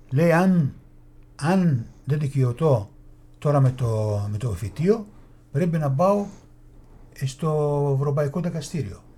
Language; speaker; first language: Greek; non-native, fluent; Arabic